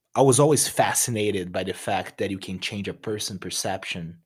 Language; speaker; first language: English; non-native, fluent; Portuguese